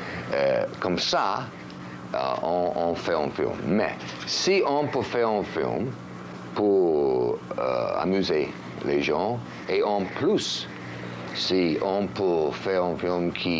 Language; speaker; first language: French; non-native, fluent; English